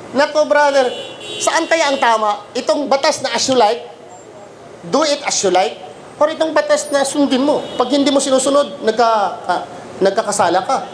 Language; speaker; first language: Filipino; non-native, local second language; Cebuano